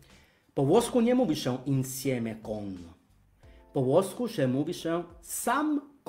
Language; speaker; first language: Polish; non-native, fluent; Italian